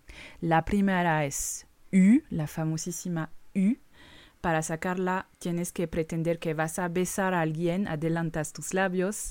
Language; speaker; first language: Spanish; non-native, fluent; French